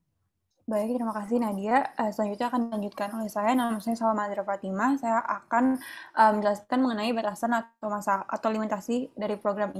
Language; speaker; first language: Indonesian; native; Indonesian